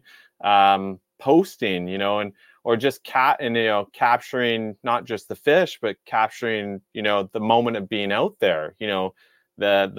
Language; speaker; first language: English; native; English